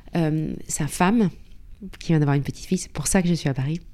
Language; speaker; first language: French; native; French